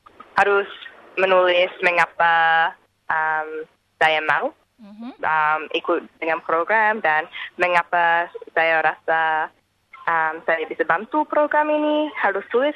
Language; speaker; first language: Indonesian; non-native, learner; English